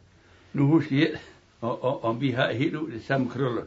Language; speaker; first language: Danish; native; Danish